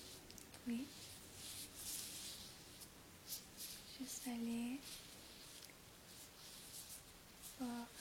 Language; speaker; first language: French; non-native, fluent; English